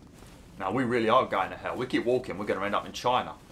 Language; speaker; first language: English; native; English